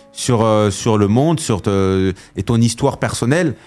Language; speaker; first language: French; native; French